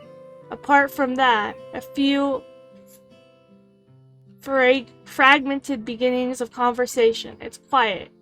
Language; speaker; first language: English; native; English